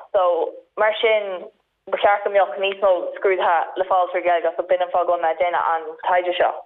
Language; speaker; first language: Irish; non-native, local second language; English